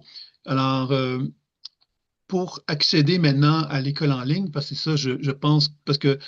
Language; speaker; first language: French; native; French